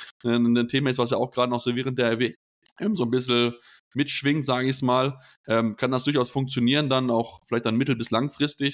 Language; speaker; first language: German; native; German